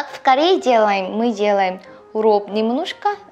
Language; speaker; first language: Russian; non-native, learner; Korean